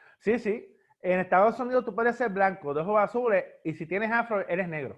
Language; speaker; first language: Spanish; native; Spanish